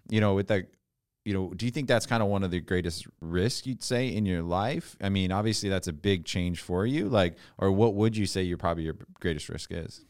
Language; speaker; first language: English; native; English